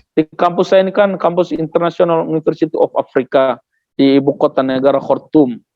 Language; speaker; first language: Indonesian; non-native, local second language; Tetum